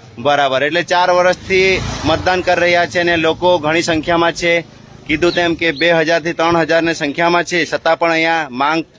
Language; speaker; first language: Gujarati; non-native, local second language; Bhili